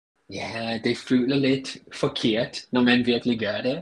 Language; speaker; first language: Danish; non-native, fluent; English